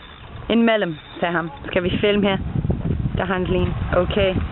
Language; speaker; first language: Danish; non-native, learner; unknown